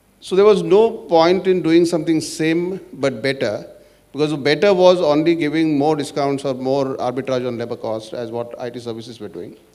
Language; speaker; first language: English; non-native, local second language; Marathi